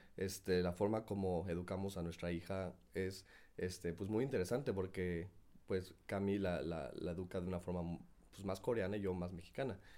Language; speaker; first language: Spanish; native; Spanish